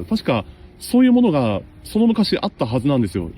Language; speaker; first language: Japanese; native; Japanese